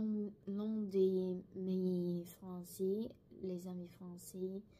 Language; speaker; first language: French; non-native, learner; Korean